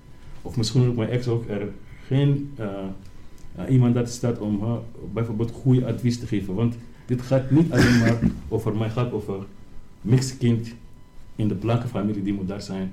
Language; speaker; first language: Dutch; non-native, learner; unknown